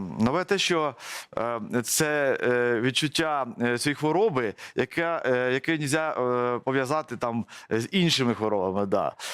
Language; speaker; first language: Ukrainian; native; Ukrainian